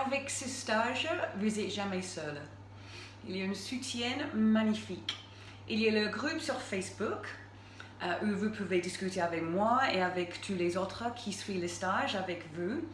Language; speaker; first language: French; non-native, fluent; English